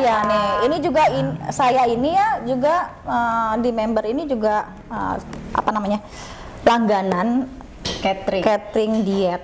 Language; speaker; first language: Indonesian; native; Indonesian